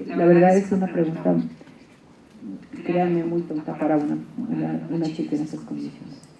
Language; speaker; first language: Spanish; native; Spanish